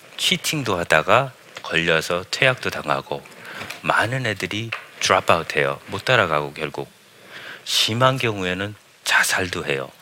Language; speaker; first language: Korean; early bilingual, heritage; Korean